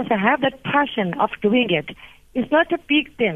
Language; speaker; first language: English; non-native, local second language; Zulu